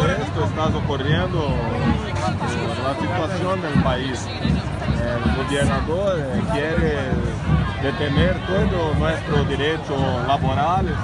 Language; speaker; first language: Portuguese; non-native, learner; Spanish